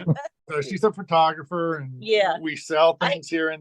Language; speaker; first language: English; native; English